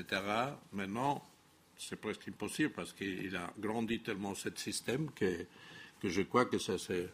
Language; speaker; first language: French; non-native, fluent; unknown